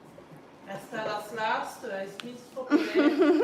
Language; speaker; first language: Dutch; non-native, fluent; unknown